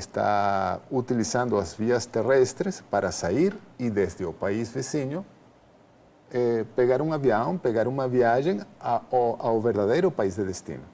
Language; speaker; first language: Portuguese; non-native, fluent; Spanish